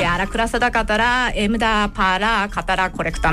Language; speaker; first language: Catalan; non-native, learner; Japanese